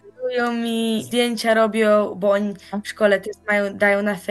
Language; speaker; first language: Polish; early bilingual, heritage; Polish